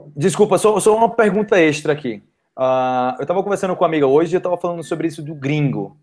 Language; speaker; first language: Portuguese; native; Portuguese